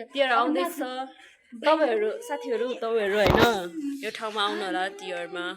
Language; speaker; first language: Nepali; non-native, local second language; Eastern Tamang